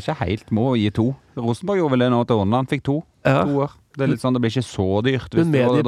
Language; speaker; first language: Norwegian; native; Norwegian